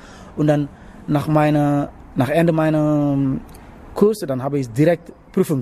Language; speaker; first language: German; non-native, learner; Wolof